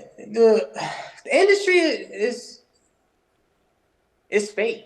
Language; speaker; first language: English; native; English